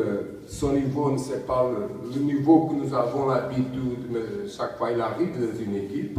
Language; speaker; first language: French; non-native, learner; Portuguese